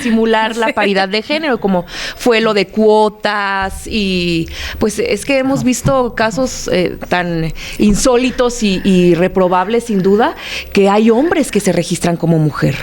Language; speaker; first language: Spanish; native; Spanish